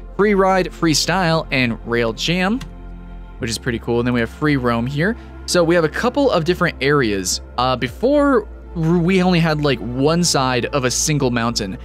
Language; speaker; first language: English; native; English